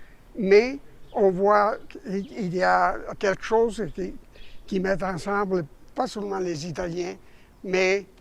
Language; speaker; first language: French; non-native, fluent; Italian